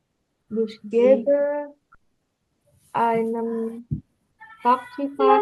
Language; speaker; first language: German; non-native, fluent; Indonesian